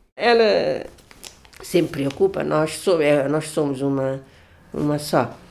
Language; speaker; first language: Portuguese; non-native, local second language; Kabuverdianu